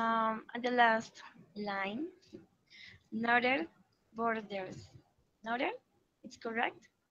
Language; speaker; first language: English; non-native, learner; Spanish